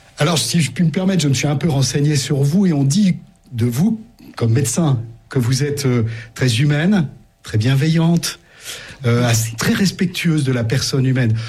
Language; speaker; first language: French; native; French